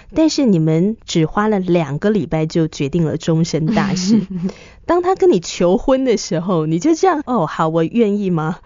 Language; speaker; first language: Chinese; native; Chinese